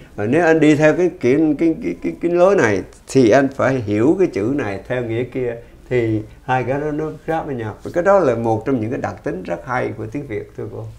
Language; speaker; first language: Vietnamese; native; Vietnamese